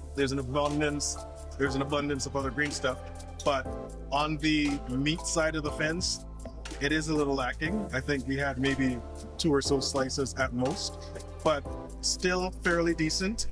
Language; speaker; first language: English; native; English